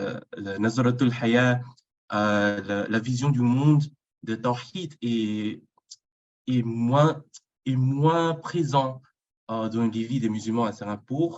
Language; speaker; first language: French; non-native, fluent; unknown